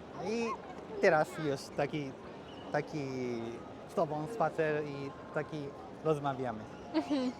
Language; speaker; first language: Polish; non-native, learner; Japanese